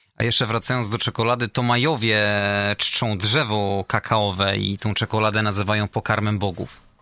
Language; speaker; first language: Polish; native; Polish